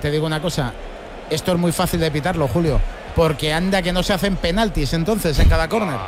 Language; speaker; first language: Spanish; native; Spanish